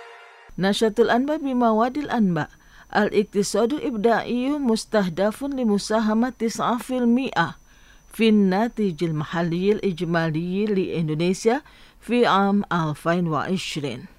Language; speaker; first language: Arabic; non-native, fluent; Indonesian